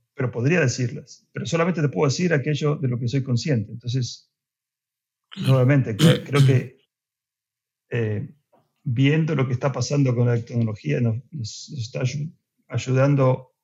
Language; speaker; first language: Spanish; native; Spanish